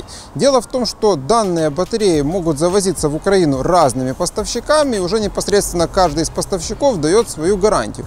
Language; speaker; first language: Russian; native; Russian